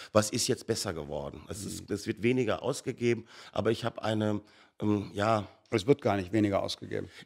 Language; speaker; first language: German; native; German